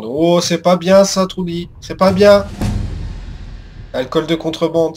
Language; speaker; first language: French; native; French